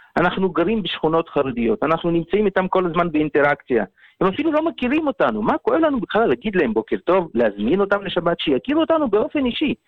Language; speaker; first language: Hebrew; early bilingual, other home language; Russian